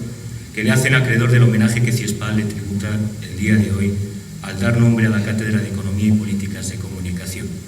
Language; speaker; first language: Spanish; native; Spanish